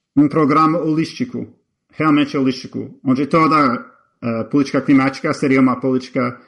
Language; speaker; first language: Portuguese; non-native, fluent; English